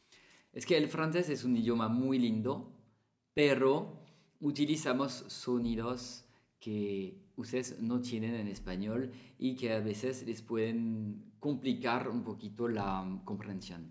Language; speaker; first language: Spanish; non-native, fluent; French